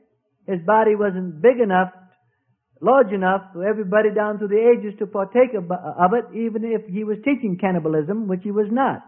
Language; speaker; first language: English; native; English